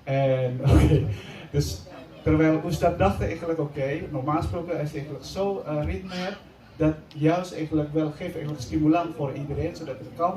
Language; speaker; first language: Dutch; non-native, fluent; Indonesian